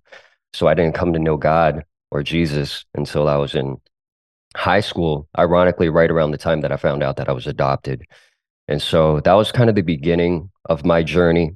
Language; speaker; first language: English; early bilingual, other home language; Cantonese